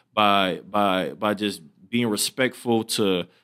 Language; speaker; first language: English; native; English